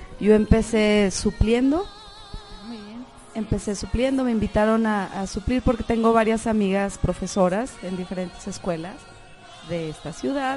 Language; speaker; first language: Spanish; native; Spanish